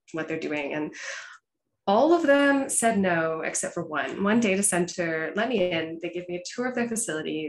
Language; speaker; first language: English; native; English